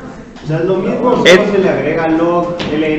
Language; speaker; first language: Spanish; native; Spanish